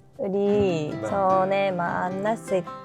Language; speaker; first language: Korean; non-native, learner; Japanese